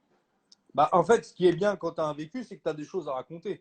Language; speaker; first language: French; native; French